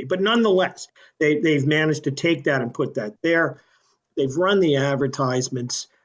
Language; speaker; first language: English; native; English